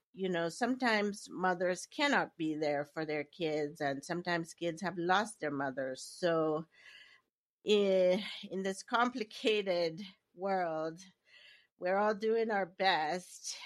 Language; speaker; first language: English; native; English